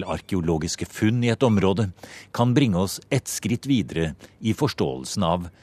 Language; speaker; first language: Norwegian; native; Norwegian